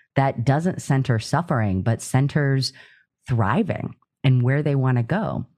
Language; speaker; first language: English; native; English